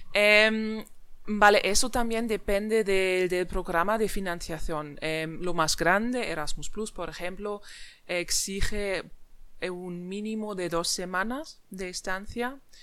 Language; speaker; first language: Spanish; non-native, fluent; German